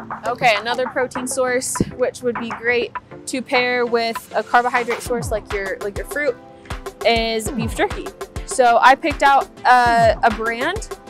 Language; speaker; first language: English; native; English